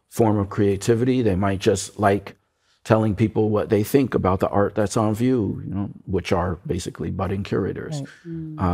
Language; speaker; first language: English; native; English